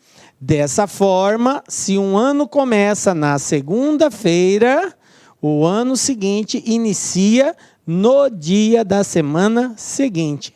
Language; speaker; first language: Portuguese; native; Portuguese